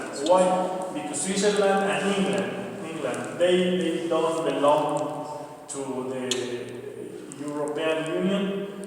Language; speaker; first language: English; non-native, learner; Spanish